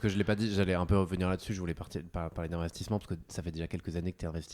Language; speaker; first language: French; native; French